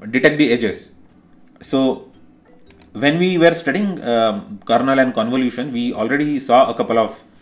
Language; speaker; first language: English; non-native, local second language; Marathi